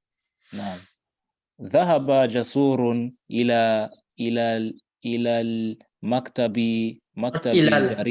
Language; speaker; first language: Arabic; non-native, learner; English